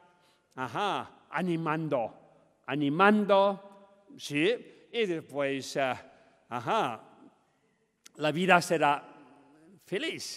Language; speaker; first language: Spanish; non-native, learner; Tibetan